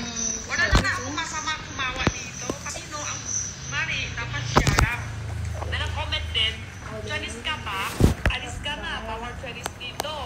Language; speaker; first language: Filipino; non-native, learner; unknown